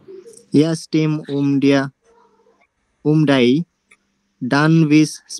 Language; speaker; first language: German; non-native, learner; Bangla